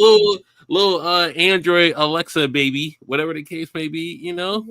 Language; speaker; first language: English; native; English